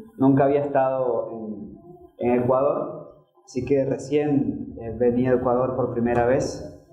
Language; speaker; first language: Spanish; native; Spanish